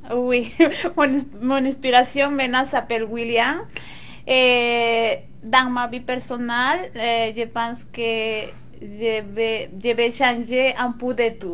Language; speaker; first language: French; non-native, local second language; Spanish